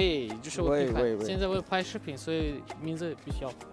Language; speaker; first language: Chinese; non-native, learner; Tajik